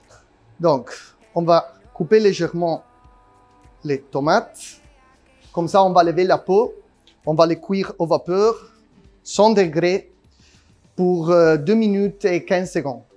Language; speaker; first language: French; non-native, learner; Italian